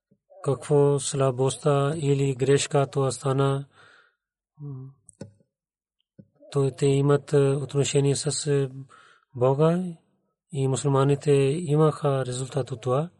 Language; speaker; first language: Bulgarian; non-native, learner; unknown